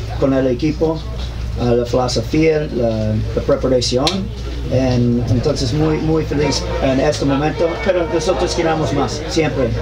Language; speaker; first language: Spanish; non-native, learner; English